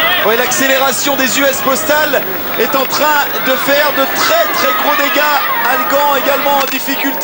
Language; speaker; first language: French; native; French